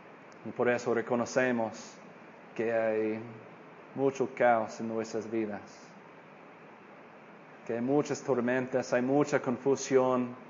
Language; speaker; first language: Spanish; non-native, fluent; English